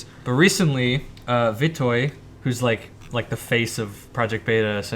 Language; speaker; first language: English; native; English